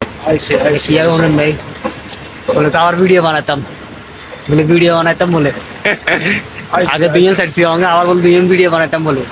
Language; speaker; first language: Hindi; non-native, learner; Bangla